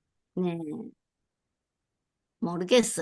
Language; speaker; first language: Korean; non-native, learner; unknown